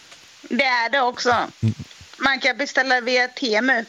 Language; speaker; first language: Swedish; non-native, local second language; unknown